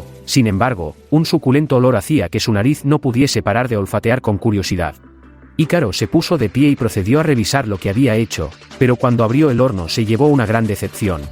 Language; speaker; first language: Spanish; native; Spanish